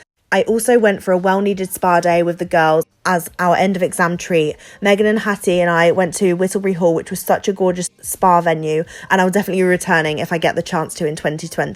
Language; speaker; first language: English; native; English